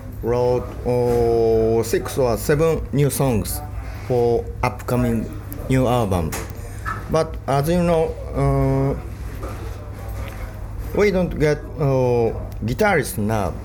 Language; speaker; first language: English; non-native, learner; Japanese